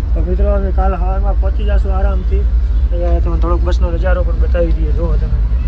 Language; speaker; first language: Gujarati; native; Gujarati